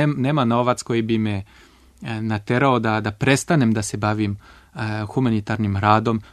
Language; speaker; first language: Serbian; non-native, fluent; French